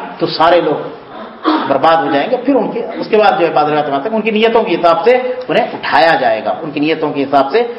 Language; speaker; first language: Urdu; native; Urdu